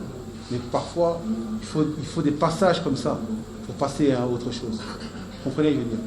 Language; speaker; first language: French; native; French